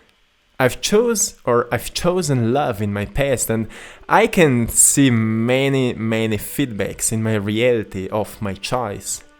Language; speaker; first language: English; non-native, fluent; Slovenian